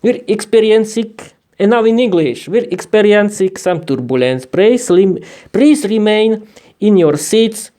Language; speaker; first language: English; non-native, learner; Slovak